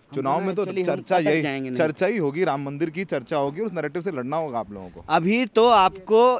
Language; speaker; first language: Hindi; native; Hindi